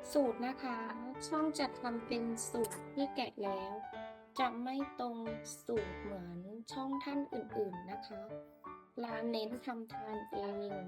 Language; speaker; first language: Thai; non-native, local second language; Northeastern Thai